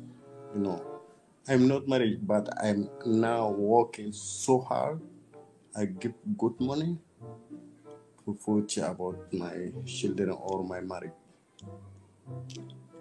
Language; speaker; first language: English; non-native, learner; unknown